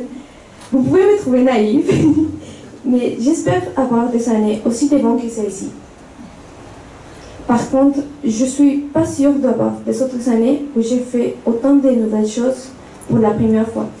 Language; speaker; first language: French; non-native, fluent; Spanish